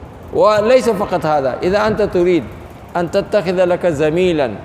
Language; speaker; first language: Arabic; non-native, fluent; Urdu